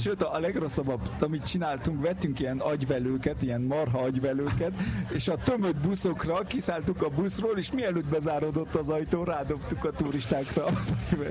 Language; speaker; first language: Hungarian; early bilingual, heritage; French